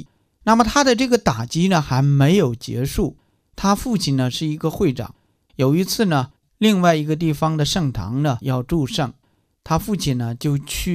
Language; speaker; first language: Chinese; native; Chinese